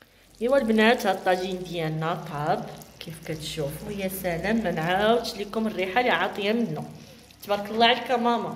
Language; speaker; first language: Arabic; native; Arabic